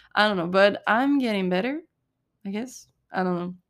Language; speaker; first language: English; non-native, fluent; French